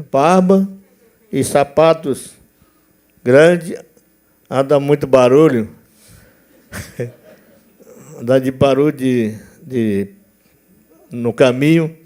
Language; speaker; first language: Portuguese; non-native, local second language; Yanomámi